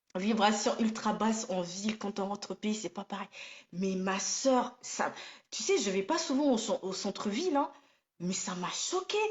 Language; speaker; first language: French; non-native, local second language; Somali